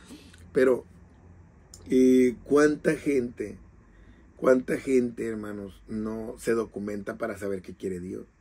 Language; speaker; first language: Spanish; native; Spanish